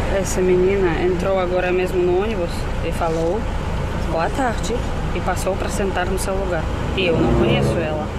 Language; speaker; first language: Portuguese; non-native, fluent; Russian